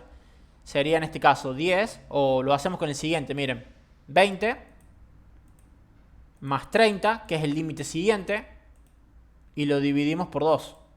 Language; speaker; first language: Spanish; native; Spanish